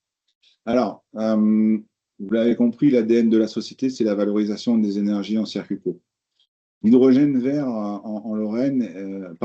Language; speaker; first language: French; native; French